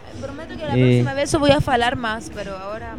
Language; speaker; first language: Spanish; early bilingual, heritage; Spanish